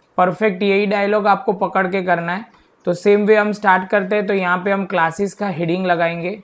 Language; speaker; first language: Hindi; non-native, local second language; Gujarati